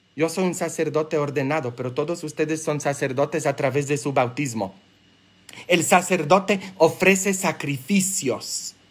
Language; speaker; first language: Spanish; non-native, fluent; Polish